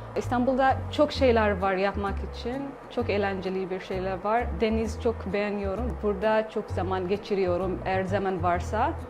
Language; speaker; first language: Turkish; non-native, learner; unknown